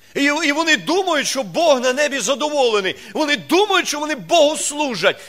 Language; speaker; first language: Ukrainian; non-native, local second language; Russian